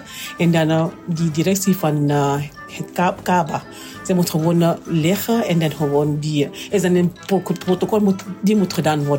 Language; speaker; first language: Dutch; non-native, learner; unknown